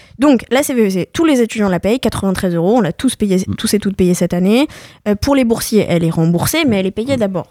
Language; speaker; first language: French; native; French